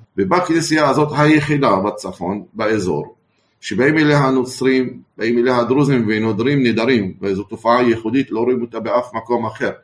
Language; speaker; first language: Hebrew; non-native, local second language; Arabic